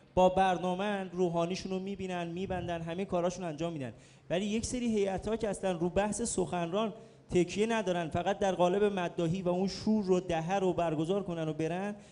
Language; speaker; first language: Persian; native; Persian